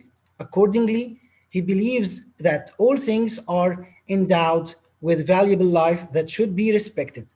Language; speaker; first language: English; non-native, local second language; Arabic